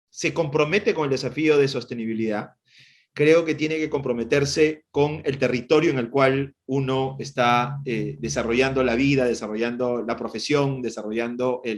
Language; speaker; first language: Spanish; native; Spanish